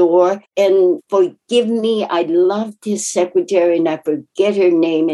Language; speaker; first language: English; non-native, fluent; Japanese